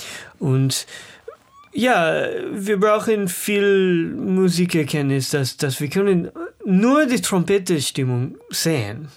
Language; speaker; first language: German; non-native, learner; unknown